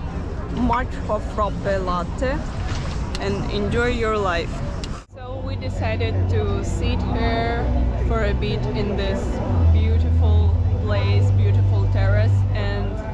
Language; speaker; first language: English; non-native, fluent; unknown